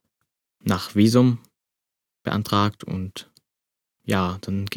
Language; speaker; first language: German; non-native, fluent; Arabic